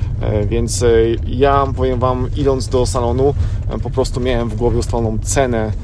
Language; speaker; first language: Polish; native; Polish